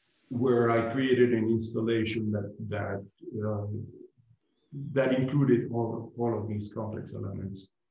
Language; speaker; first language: English; non-native, fluent; Spanish